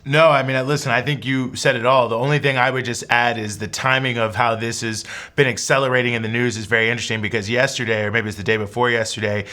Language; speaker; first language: English; native; English